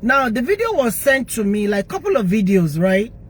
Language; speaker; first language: English; non-native, local second language; Yoruba